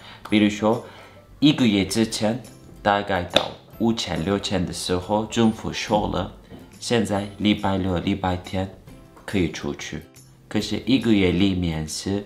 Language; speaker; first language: Chinese; non-native, fluent; Turkish